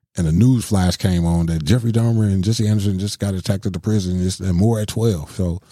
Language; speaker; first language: English; native; English